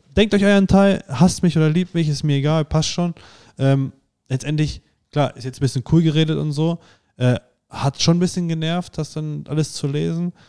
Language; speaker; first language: German; native; German